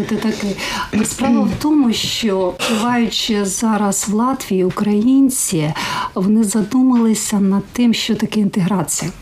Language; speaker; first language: Ukrainian; native; Ukrainian